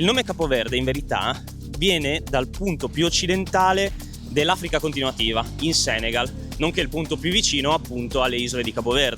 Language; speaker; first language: Italian; native; Italian